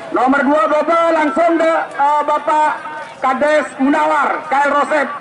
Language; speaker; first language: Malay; non-native, local second language; Madurese